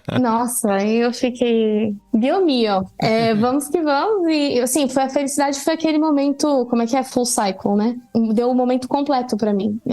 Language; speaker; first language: Portuguese; native; Portuguese